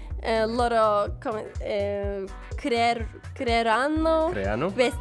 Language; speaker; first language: Italian; non-native, learner; Turkish